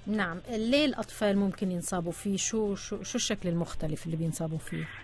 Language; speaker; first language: Arabic; native; Arabic